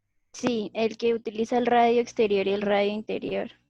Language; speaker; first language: Spanish; native; Spanish